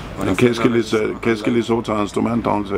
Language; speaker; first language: French; non-native, learner; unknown